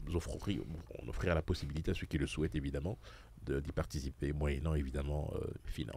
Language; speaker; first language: French; native; French